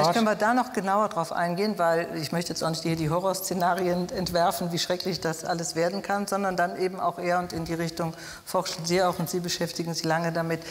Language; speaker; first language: German; native; German